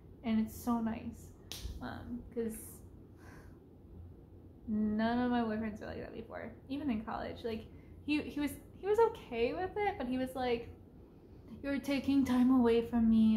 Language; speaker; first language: English; native; English